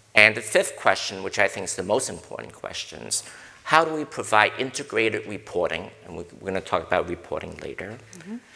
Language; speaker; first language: English; native; English